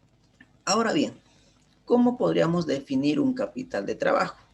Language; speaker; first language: Spanish; native; Spanish